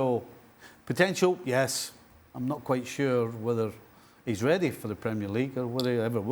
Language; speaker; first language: English; native; English